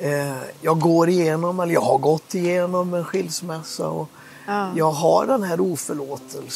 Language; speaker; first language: Swedish; native; Swedish